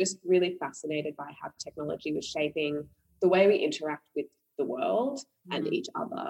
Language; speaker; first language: English; native; English